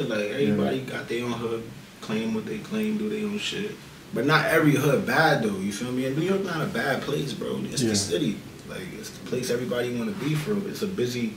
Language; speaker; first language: English; native; English